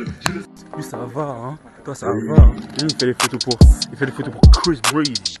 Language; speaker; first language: French; native; French